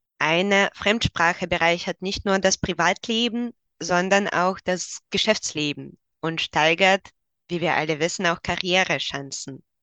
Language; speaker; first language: German; non-native, fluent; Russian